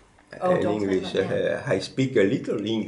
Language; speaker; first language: English; non-native, learner; Italian